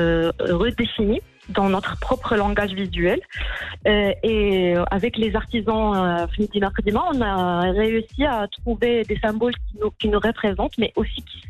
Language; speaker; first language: French; non-native, local second language; Arabic